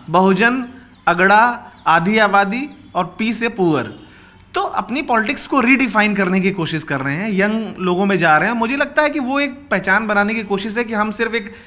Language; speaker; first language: Hindi; native; Hindi